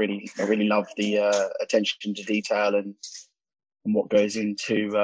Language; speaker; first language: English; native; English